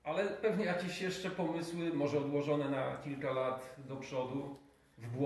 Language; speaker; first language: Polish; native; Polish